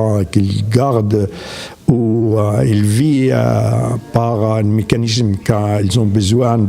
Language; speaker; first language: French; non-native, fluent; Arabic